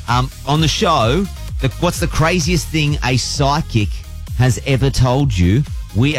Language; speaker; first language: English; native; English